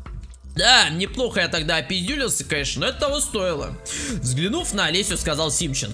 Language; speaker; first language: Russian; native; Russian